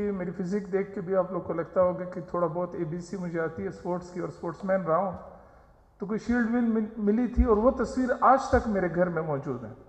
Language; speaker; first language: Urdu; non-native, local second language; Pashto